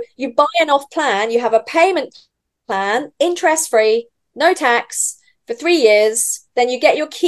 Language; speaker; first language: English; native; English